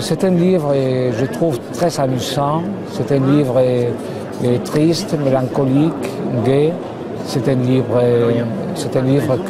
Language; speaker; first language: French; non-native, fluent; Spanish